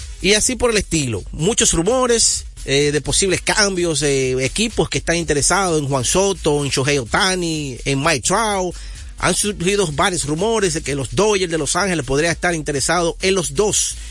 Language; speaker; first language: Spanish; native; Spanish